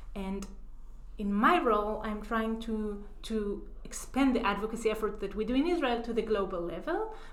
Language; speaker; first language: English; non-native, fluent; Hebrew